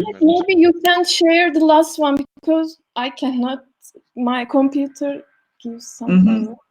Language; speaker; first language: English; non-native, learner; Turkish